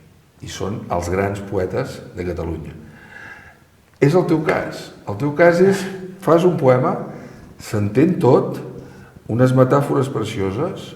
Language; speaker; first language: Catalan; native; Catalan